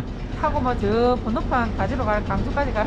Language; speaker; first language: Korean; native; Korean